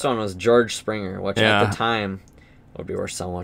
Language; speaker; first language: English; native; English